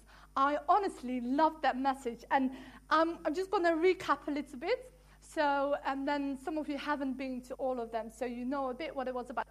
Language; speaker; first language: English; non-native, fluent; Dutch